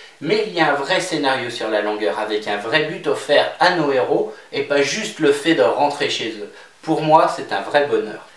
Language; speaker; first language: French; native; French